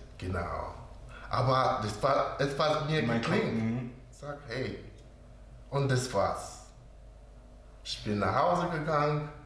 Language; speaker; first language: German; non-native, learner; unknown